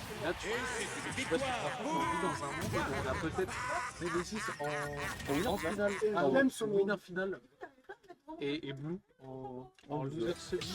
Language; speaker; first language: French; native; French